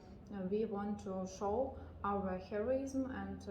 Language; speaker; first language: English; non-native, learner; Ukrainian